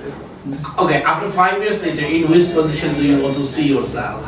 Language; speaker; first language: English; non-native, fluent; Bangla